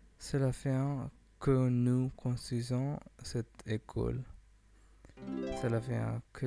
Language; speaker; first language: French; non-native, learner; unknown